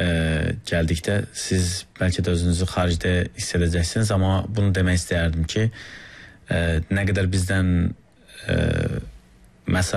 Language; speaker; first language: Korean; non-native, fluent; Azerbaijani